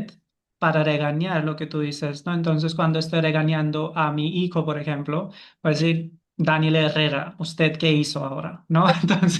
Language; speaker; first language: Spanish; non-native, fluent; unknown